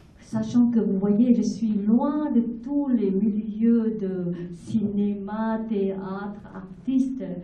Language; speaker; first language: French; non-native, fluent; Vietnamese